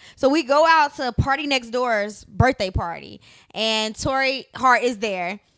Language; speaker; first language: English; native; English